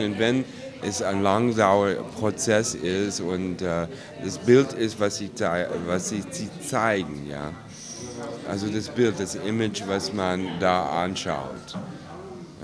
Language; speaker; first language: German; non-native, fluent; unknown